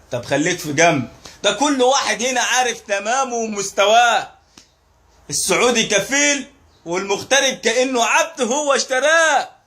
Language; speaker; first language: Arabic; native; Arabic